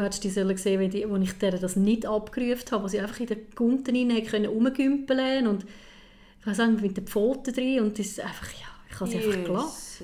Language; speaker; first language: German; native; German